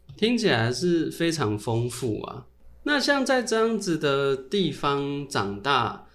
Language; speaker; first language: Chinese; native; Chinese